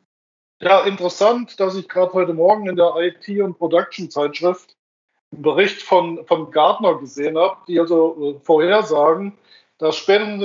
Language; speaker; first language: German; native; German